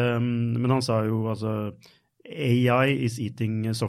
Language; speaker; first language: Norwegian; native; Norwegian